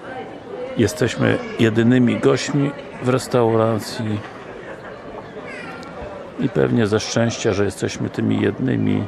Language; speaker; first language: Polish; native; Polish